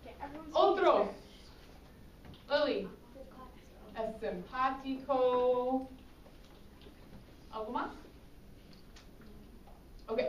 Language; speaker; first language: Spanish; non-native, fluent; English